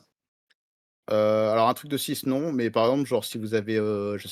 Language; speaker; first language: French; native; French